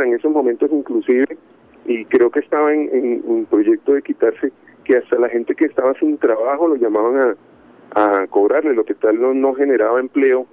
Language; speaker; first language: Spanish; native; Spanish